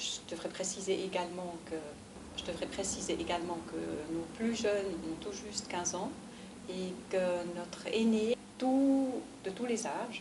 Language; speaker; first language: French; native; French